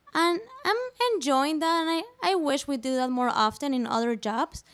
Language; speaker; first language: English; non-native, fluent; Spanish